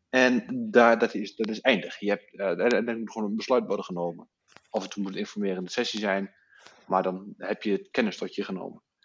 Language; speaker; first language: Dutch; native; Dutch